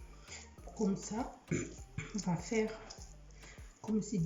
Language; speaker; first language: French; non-native, learner; Portuguese